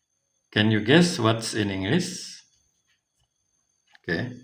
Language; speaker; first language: English; non-native, fluent; Indonesian